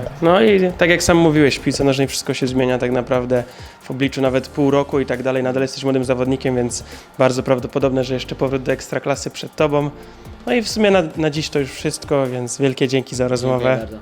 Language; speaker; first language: Polish; native; Polish